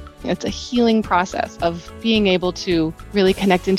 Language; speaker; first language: English; native; English